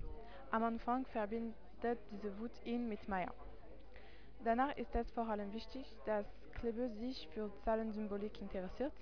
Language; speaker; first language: German; non-native, learner; French